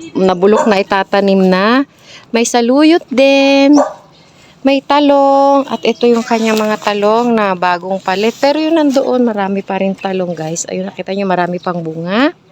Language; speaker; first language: Filipino; non-native, local second language; Bikol